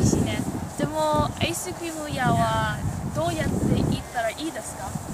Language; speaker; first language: Japanese; non-native, learner; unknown